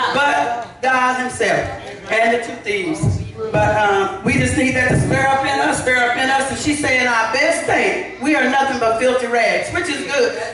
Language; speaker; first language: English; native; English